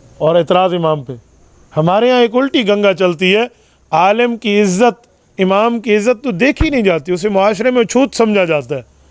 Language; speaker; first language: Urdu; non-native, local second language; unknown